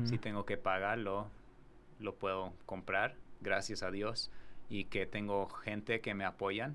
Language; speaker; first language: Spanish; non-native, fluent; English